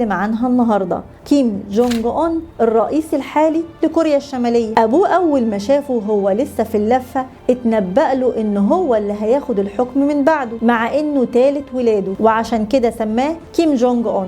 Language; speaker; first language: Arabic; native; Arabic